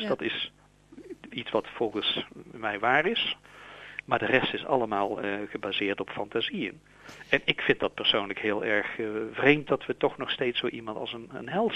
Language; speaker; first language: Dutch; native; Dutch